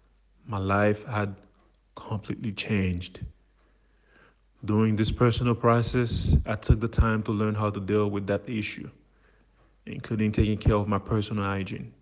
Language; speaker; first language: English; non-native, fluent; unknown